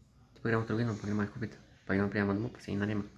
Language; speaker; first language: Slovenian; native; Slovenian